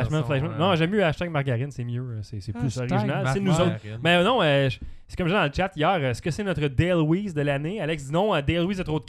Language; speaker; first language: French; native; French